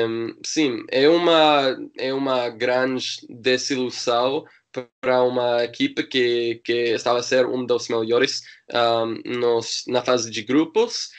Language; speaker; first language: Portuguese; non-native, learner; English